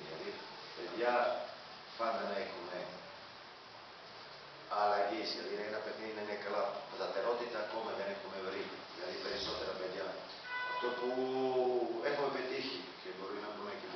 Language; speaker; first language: Greek; non-native, fluent; Serbian